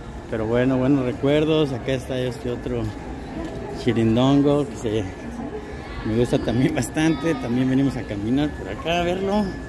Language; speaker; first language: Spanish; native; Spanish